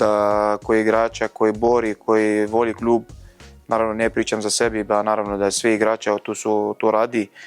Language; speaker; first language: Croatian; non-native, learner; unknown